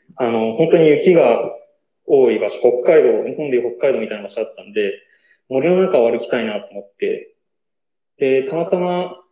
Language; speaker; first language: Japanese; native; Japanese